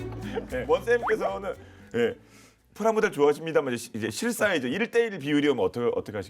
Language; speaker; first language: Korean; native; Korean